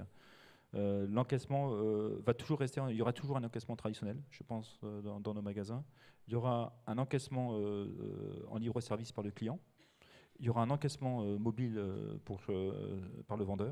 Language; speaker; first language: French; native; French